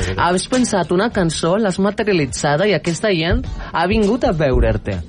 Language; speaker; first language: Catalan; non-native, local second language; Spanish